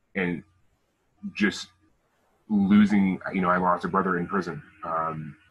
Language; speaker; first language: English; native; English